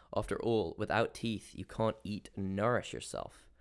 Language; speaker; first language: English; native; English